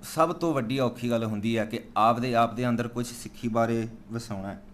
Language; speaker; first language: Punjabi; early bilingual, other home language; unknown